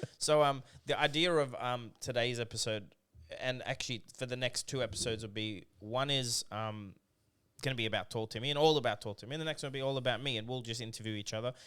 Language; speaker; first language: English; native; English